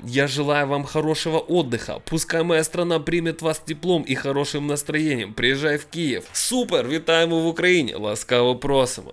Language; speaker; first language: Ukrainian; native; Ukrainian